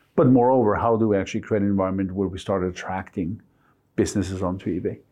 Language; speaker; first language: English; non-native, fluent; Spanish